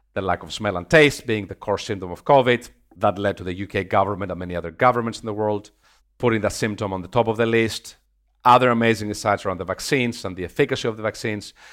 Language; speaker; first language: English; non-native, fluent; Greek